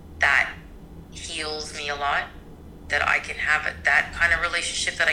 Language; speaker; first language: English; native; English